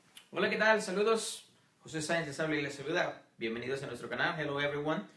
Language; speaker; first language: Spanish; native; Spanish